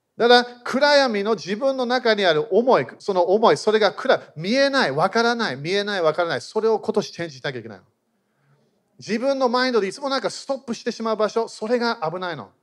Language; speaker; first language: Japanese; non-native, fluent; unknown